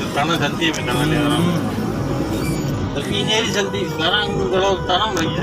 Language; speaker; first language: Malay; non-native, learner; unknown